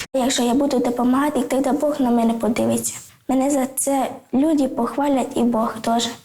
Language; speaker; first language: Ukrainian; non-native, local second language; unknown